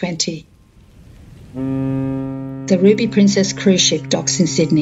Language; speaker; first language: English; native; English